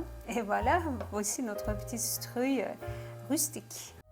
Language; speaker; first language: French; non-native, fluent; Turkish